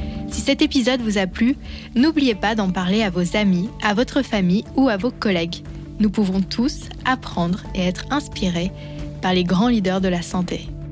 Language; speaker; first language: French; native; French